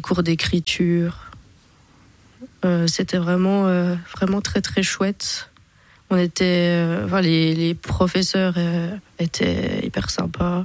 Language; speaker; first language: French; native; French